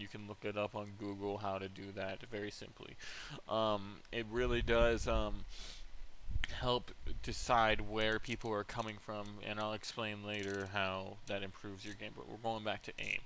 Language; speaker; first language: English; native; English